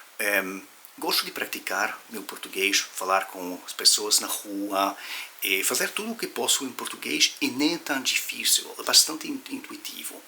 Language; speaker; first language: Portuguese; non-native, fluent; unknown